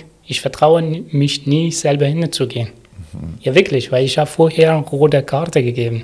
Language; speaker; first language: German; non-native, learner; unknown